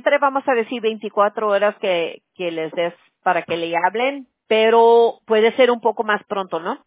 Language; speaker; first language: Spanish; early bilingual, other home language; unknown